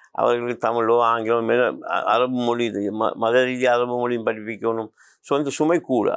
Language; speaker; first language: Tamil; non-native, local second language; Memoni